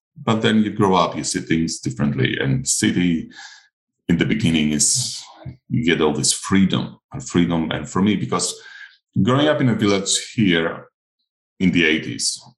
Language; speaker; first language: English; non-native, fluent; Greek